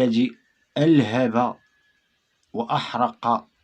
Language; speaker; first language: Arabic; native; Arabic